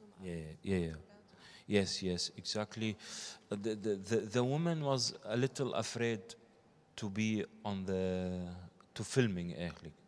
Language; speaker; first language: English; non-native, learner; Arabic